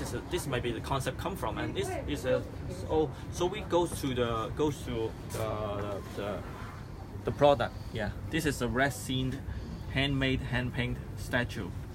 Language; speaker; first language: English; non-native, local second language; Cantonese